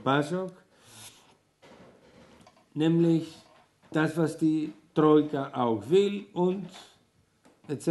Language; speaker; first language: German; non-native, fluent; Greek